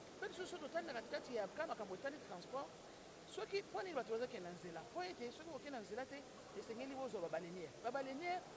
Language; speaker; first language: Lingala; native; Lingala